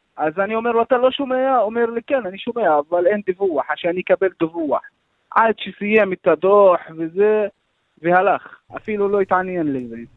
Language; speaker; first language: Hebrew; non-native, local second language; Arabic